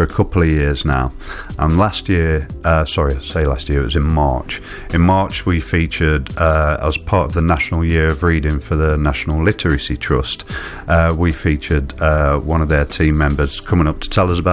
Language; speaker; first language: English; native; English